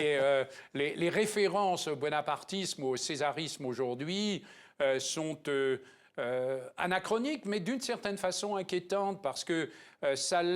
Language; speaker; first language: French; native; French